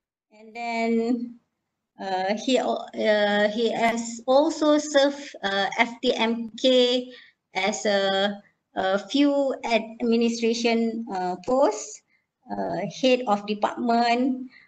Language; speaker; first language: English; non-native, local second language; Malay